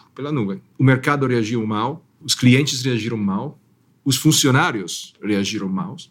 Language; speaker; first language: Portuguese; non-native, fluent; Italian